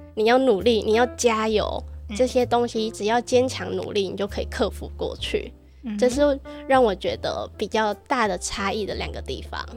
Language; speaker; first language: Chinese; early bilingual, other home language; Vietnamese